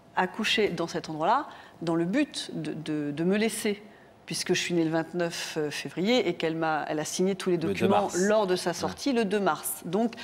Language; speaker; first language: French; native; French